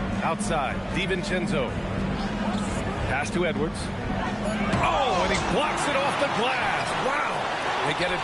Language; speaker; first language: English; native; English